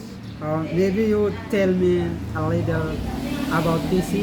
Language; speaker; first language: English; non-native, learner; Indonesian